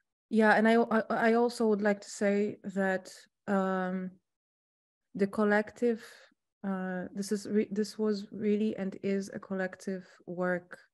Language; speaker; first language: English; non-native, fluent; Polish